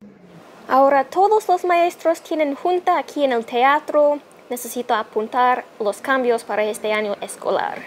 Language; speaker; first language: Spanish; non-native, fluent; English